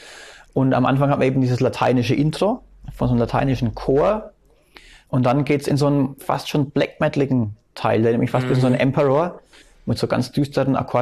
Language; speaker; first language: German; native; German